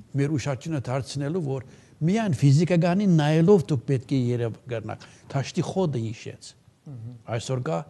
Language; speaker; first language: Armenian; early bilingual, heritage; Armenian